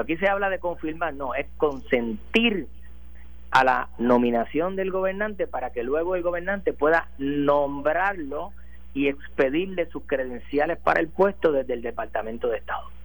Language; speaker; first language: Spanish; native; Spanish